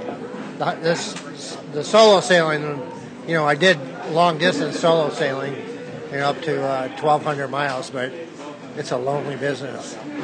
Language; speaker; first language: English; native; English